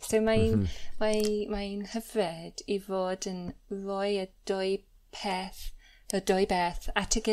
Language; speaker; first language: Welsh; non-native, learner; English